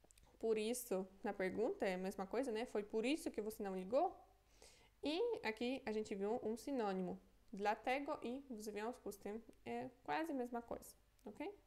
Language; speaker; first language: Portuguese; non-native, fluent; Polish